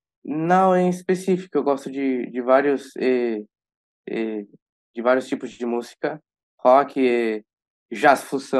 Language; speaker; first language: Portuguese; early bilingual, other home language; Spanish